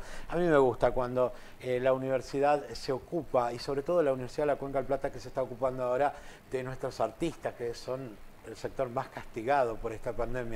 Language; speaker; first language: Spanish; native; Spanish